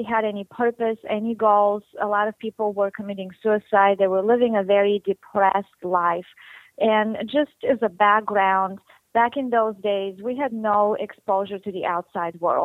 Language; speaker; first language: English; non-native, fluent; Bulgarian